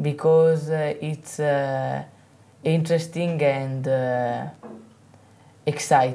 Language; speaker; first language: English; non-native, learner; Italian